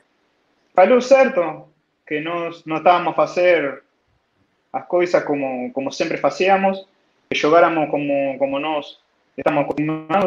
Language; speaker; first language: Portuguese; non-native, fluent; Spanish